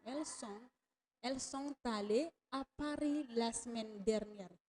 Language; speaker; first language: French; non-native, fluent; Indonesian